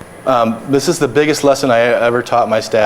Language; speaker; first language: English; native; English